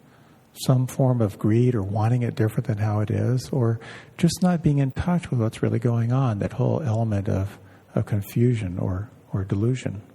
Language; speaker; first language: English; native; English